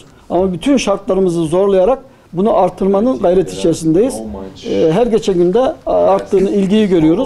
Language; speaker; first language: Turkish; native; Turkish